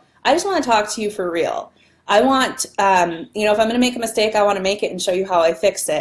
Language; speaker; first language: English; native; English